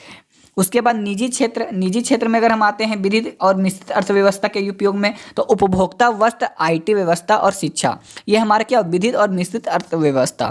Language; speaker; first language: Hindi; native; Hindi